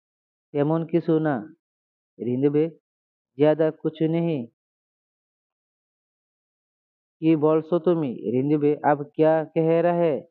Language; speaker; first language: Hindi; non-native, learner; Bangla